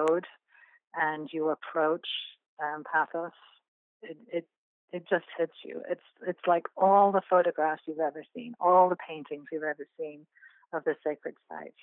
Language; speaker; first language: English; native; English